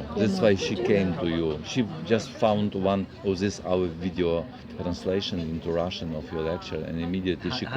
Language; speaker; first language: English; non-native, learner; Russian